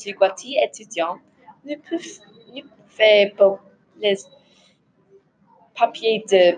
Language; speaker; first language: French; non-native, learner; English